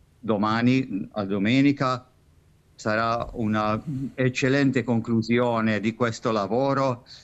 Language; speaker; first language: Italian; non-native, fluent; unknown